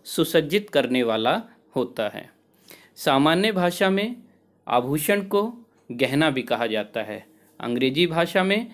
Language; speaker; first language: Hindi; native; Hindi